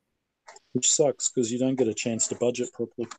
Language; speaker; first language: English; native; English